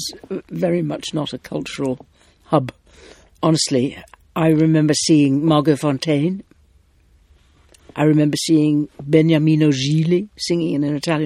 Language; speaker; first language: English; native; English